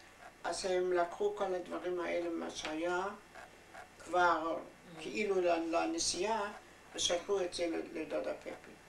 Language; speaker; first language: Hebrew; non-native, fluent; German